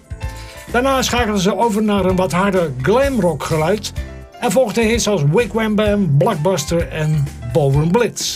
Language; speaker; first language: Dutch; native; Dutch